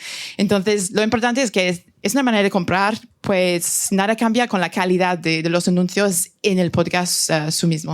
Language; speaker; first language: Spanish; non-native, fluent; French